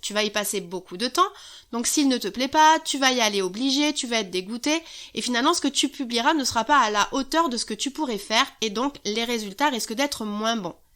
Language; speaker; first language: French; native; French